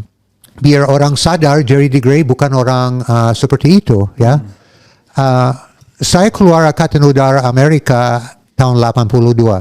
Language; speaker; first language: Indonesian; non-native, learner; English